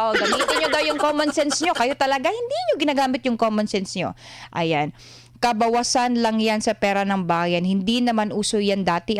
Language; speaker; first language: Filipino; non-native, local second language; Cebuano